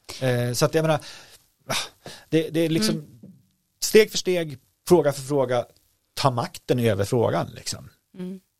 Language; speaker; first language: Swedish; native; Swedish